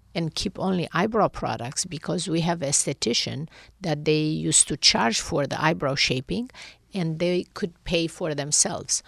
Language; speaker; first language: English; non-native, fluent; Romanian